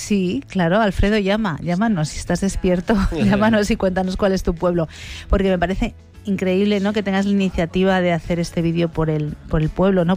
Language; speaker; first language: Spanish; native; Spanish